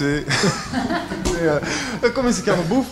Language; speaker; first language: Italian; non-native, learner; Dutch